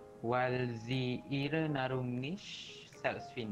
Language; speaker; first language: German; non-native, learner; Malay